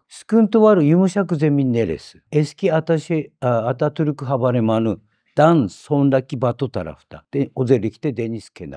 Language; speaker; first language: Turkish; non-native, fluent; Japanese